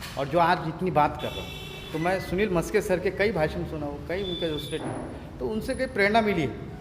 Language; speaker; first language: Hindi; non-native, local second language; Urdu